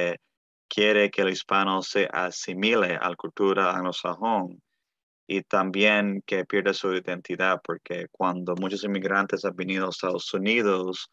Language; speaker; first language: Spanish; early bilingual, heritage; Spanish